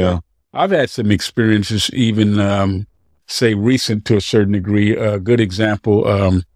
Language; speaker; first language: English; native; English